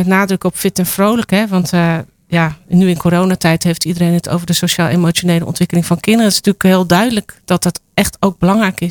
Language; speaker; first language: Dutch; native; Dutch